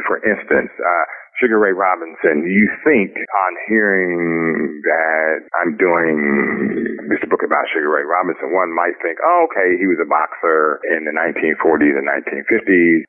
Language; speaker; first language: English; native; English